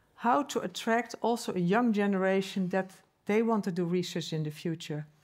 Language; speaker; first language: English; non-native, fluent; Dutch